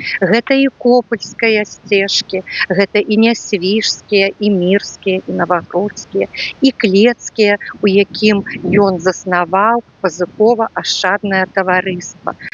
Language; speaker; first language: Belarusian; native; Belarusian